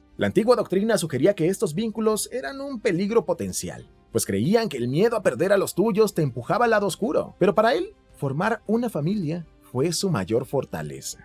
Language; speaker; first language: Spanish; native; Spanish